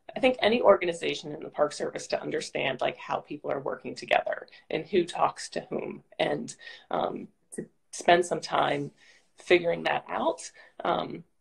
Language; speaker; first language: English; native; English